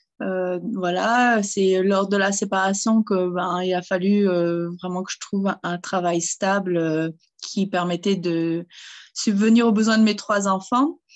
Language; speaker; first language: French; early bilingual, other home language; German